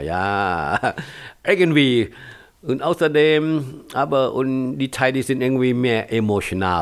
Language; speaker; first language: German; non-native, fluent; Thai